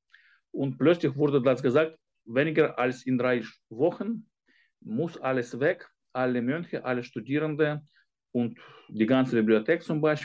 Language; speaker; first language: German; non-native, fluent; Ukrainian